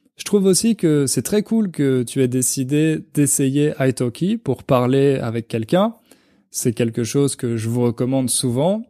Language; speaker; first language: French; native; French